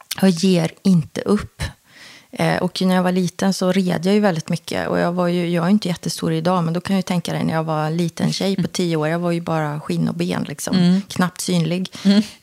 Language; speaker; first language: Swedish; native; Swedish